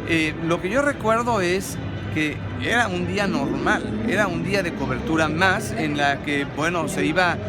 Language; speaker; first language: Spanish; native; Spanish